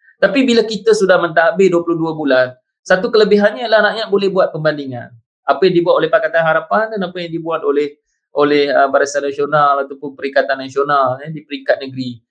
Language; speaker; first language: Malay; native; Malay